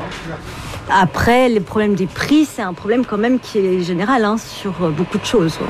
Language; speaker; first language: French; native; French